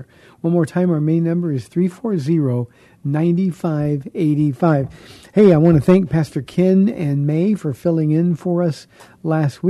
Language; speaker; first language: English; native; English